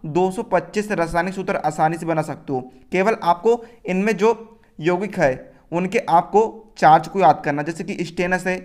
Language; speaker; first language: Hindi; native; Hindi